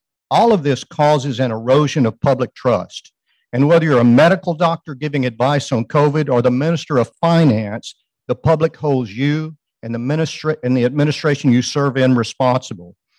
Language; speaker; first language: English; native; English